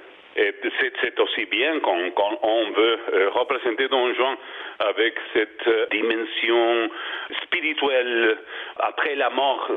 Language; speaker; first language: French; non-native, learner; Spanish